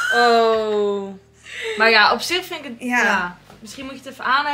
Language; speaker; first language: Dutch; native; Dutch